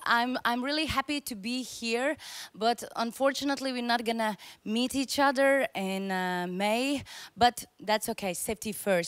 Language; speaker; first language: English; non-native, fluent; Latvian